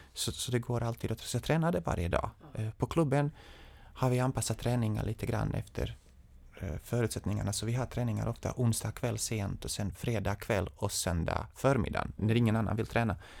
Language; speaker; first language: Swedish; non-native, fluent; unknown